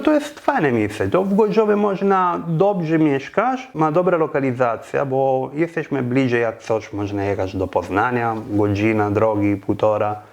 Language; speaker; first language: Polish; non-native, fluent; Italian